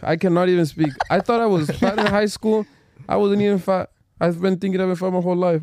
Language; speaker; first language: English; early bilingual, other home language; Spanish